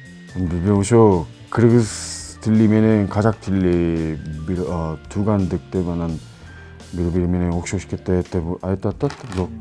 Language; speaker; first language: Kyrgyz; non-native, fluent; Korean